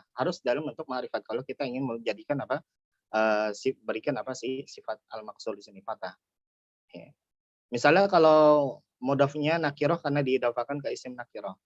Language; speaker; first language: Indonesian; native; Indonesian